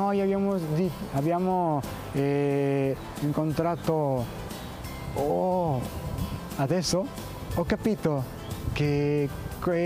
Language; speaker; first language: Italian; non-native, learner; Spanish